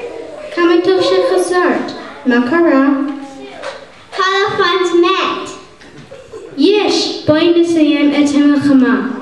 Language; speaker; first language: Hebrew; non-native, learner; English